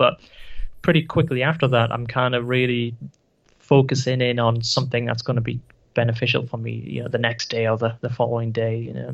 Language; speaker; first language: English; native; English